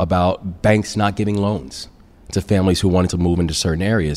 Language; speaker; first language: English; native; English